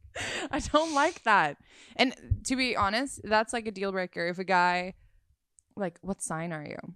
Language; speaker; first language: English; non-native, fluent; Swedish